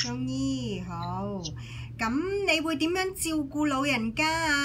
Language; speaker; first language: Cantonese; native; Cantonese